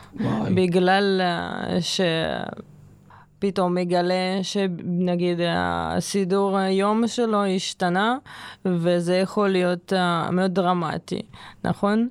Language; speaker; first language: Hebrew; non-native, fluent; Russian